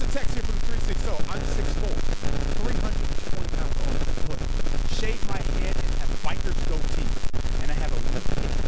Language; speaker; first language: English; native; English